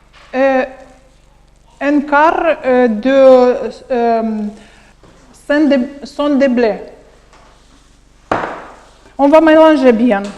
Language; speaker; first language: French; non-native, learner; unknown